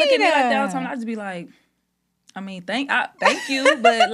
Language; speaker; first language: English; native; English